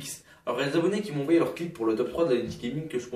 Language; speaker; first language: French; native; French